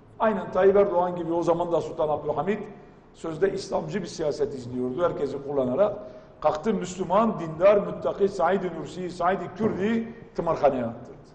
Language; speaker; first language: Turkish; non-native, local second language; Kurdish